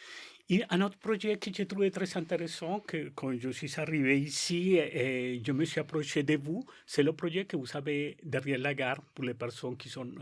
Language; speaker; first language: French; non-native, learner; Spanish